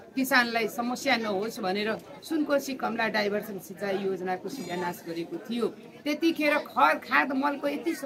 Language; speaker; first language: Nepali; non-native, local second language; Maithili